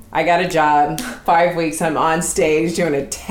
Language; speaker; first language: English; native; English